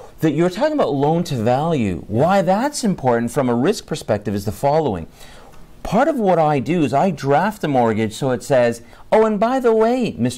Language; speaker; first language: English; native; English